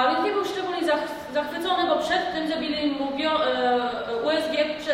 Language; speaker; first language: Polish; native; Polish